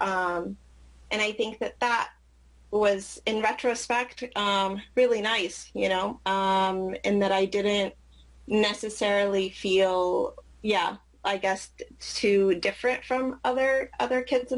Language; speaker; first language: English; early bilingual, other home language; Arabic